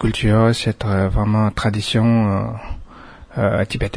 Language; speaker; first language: French; non-native, fluent; Tibetan